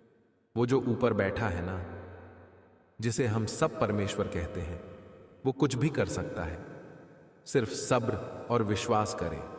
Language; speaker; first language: Hindi; native; Hindi